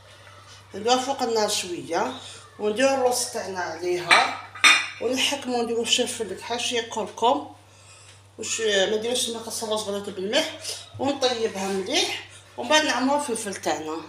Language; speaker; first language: Arabic; native; Arabic